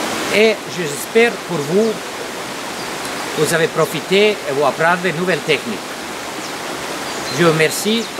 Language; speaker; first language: French; non-native, fluent; Serbian